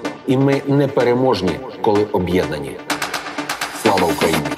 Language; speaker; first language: Ukrainian; native; Ukrainian